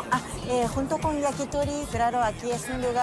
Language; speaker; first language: Spanish; non-native, fluent; Japanese